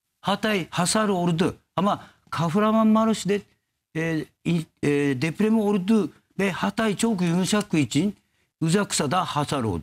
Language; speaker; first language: Turkish; non-native, learner; Japanese